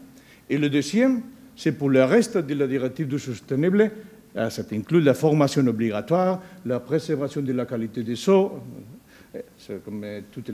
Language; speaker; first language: French; non-native, learner; Spanish